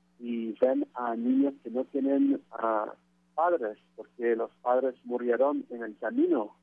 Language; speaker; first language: Spanish; non-native, fluent; French